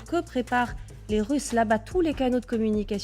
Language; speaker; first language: French; native; French